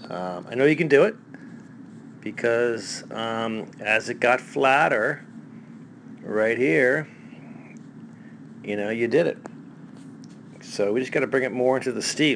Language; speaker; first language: English; native; English